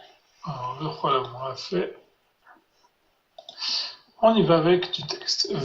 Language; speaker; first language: French; non-native, fluent; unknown